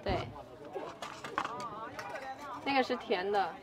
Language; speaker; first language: Chinese; non-native, fluent; Indonesian